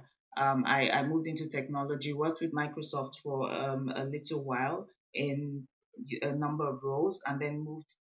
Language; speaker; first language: English; non-native, local second language; Igbo